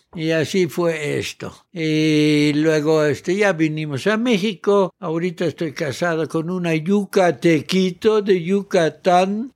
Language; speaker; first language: Spanish; early bilingual, heritage; Dutch